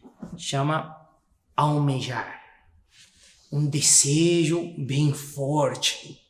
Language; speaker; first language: Portuguese; non-native, fluent; Spanish